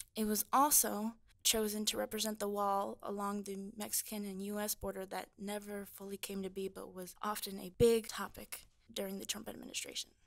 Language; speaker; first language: English; early bilingual, other home language; Spanish